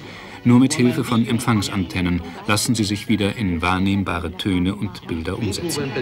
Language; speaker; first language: German; native; German